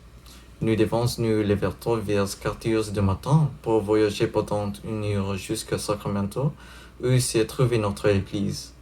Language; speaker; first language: French; non-native, learner; English